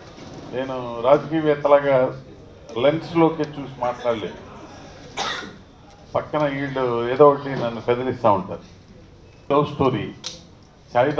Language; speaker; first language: Telugu; native; Telugu